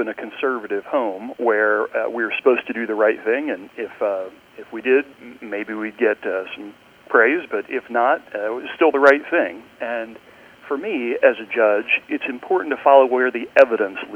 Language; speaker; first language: English; native; English